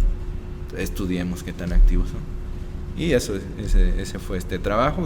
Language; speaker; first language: Spanish; native; Spanish